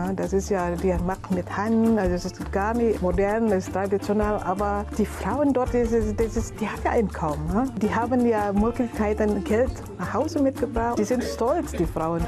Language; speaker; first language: German; non-native, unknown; Indonesian